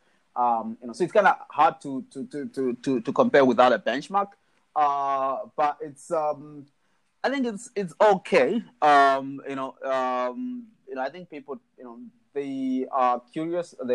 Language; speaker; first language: English; non-native, local second language; Shona